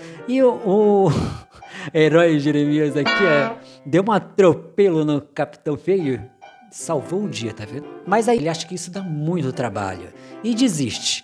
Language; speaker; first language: Portuguese; native; Portuguese